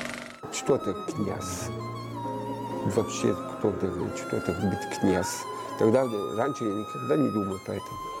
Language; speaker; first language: Russian; early bilingual, heritage; Russian